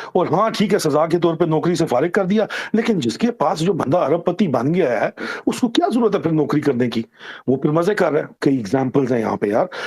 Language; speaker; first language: Urdu; non-native, local second language; Punjabi